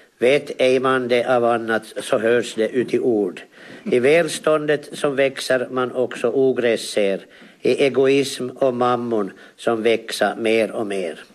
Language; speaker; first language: Swedish; native; Swedish